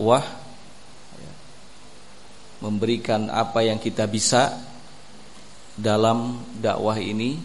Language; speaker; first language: Indonesian; native; Indonesian